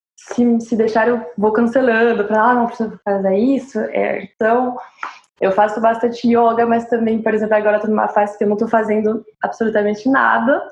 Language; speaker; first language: Portuguese; non-native, fluent; French